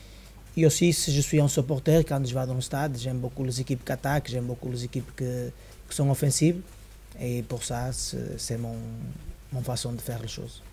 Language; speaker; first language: French; non-native, fluent; Spanish